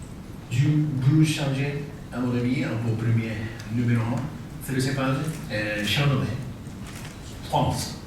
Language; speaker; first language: French; non-native, fluent; Japanese